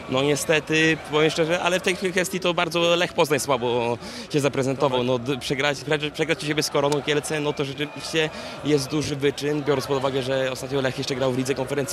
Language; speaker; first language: Polish; native; Polish